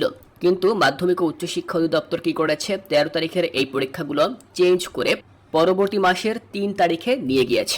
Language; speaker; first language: Bangla; native; Bangla